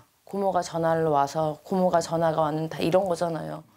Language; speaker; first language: Korean; native; Korean